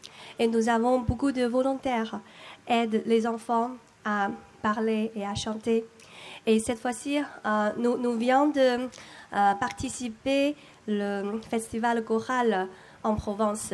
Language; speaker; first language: French; non-native, learner; Chinese